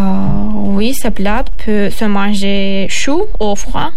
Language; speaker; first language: French; non-native, learner; Turkish